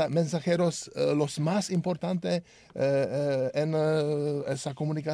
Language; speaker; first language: Spanish; non-native, learner; Czech